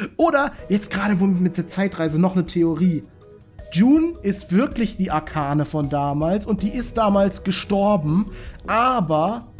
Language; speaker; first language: German; native; German